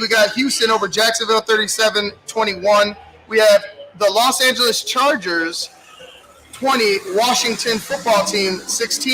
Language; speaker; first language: English; native; English